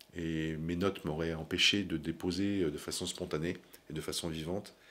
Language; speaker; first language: French; native; French